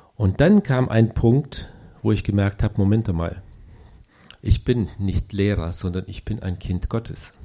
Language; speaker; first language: German; native; German